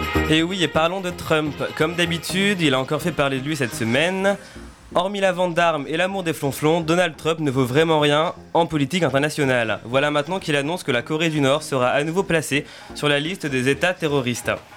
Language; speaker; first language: French; native; French